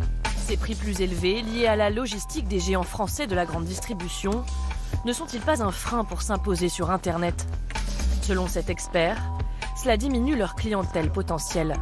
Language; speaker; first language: French; native; French